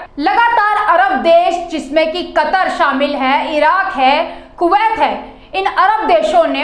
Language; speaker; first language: Hindi; native; Hindi